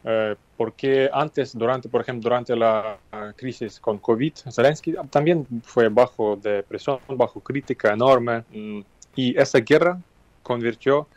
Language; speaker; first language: Spanish; non-native, fluent; Ukrainian